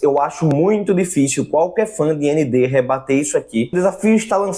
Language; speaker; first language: Portuguese; native; Portuguese